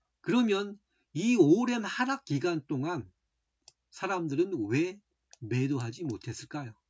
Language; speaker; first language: Korean; native; Korean